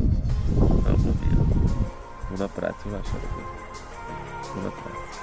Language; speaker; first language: Italian; native; Italian